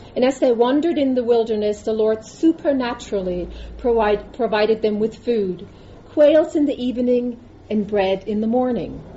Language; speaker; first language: English; non-native, fluent; German